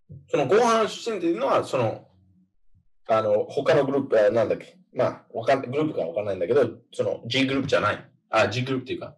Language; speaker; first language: Japanese; non-native, fluent; English